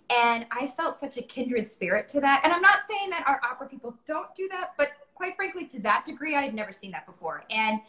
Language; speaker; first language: English; native; English